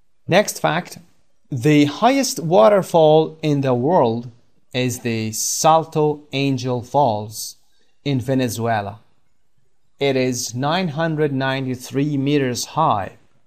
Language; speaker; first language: English; non-native, fluent; Persian